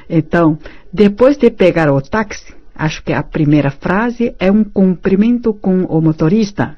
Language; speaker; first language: Portuguese; non-native, fluent; Chinese